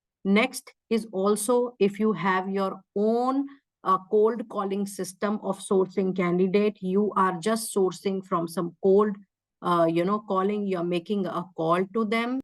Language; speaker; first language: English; non-native, local second language; Hindi